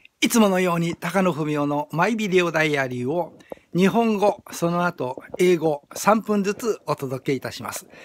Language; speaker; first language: Japanese; native; Japanese